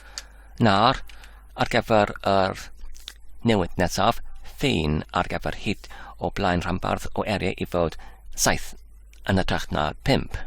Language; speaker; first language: Welsh; non-native, learner; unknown